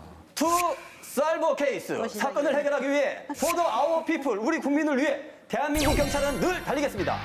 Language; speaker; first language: Korean; native; Korean